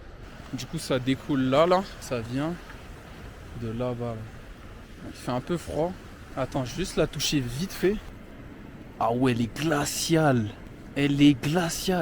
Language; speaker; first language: French; native; French